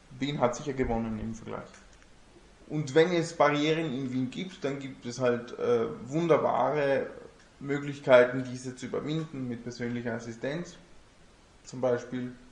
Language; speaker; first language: German; non-native, fluent; Italian